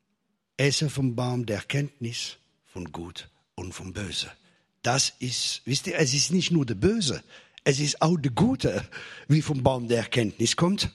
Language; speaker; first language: German; non-native, fluent; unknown